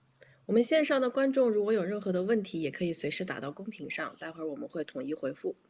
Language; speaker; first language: Chinese; native; Chinese